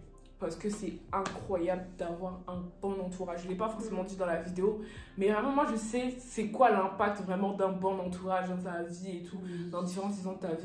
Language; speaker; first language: French; native; French